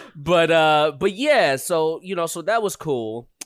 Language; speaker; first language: English; native; English